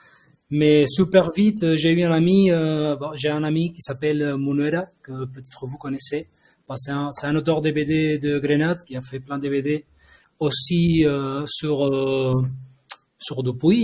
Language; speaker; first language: French; non-native, fluent; Spanish